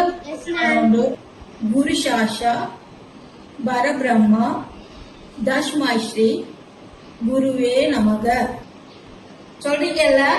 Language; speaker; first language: Tamil; native; Tamil